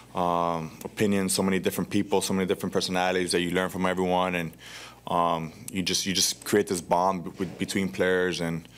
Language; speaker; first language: English; early bilingual, other home language; Spanish